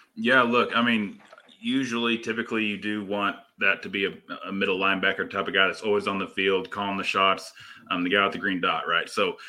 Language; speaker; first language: English; native; English